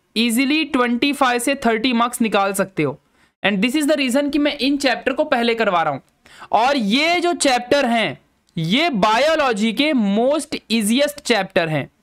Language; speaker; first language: Hindi; native; Hindi